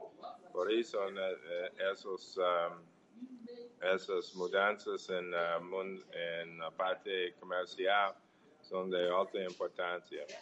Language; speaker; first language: Portuguese; non-native, learner; English